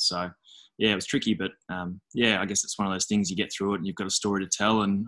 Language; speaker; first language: English; native; English